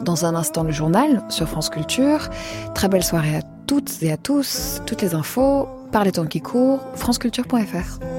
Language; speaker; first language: French; native; French